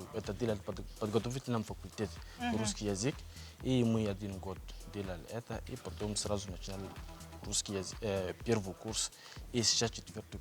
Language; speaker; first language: Russian; non-native, learner; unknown